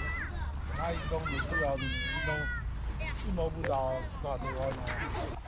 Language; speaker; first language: Chinese; native; Chinese